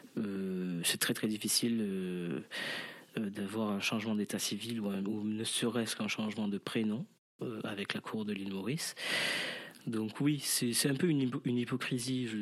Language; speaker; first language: French; non-native, local second language; Morisyen